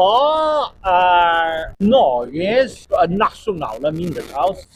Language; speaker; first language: Norwegian; non-native, learner; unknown